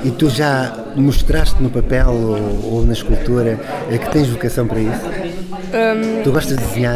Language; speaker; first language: Portuguese; native; Portuguese